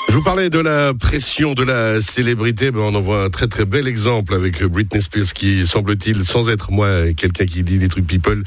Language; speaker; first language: French; native; French